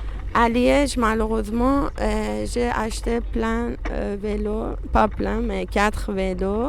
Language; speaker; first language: French; non-native, learner; Persian